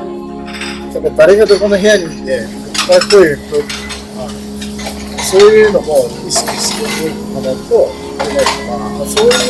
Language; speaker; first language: Japanese; native; Japanese